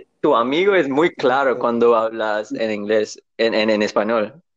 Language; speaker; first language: Spanish; non-native, learner; English